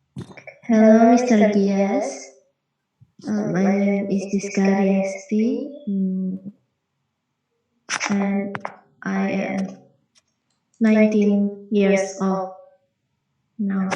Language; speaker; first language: English; non-native, learner; Indonesian